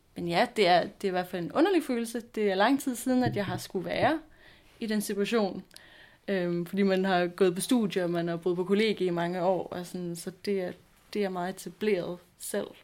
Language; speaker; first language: Danish; native; Danish